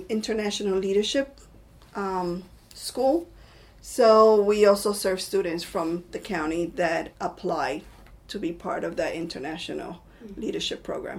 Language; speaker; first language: English; non-native, fluent; Spanish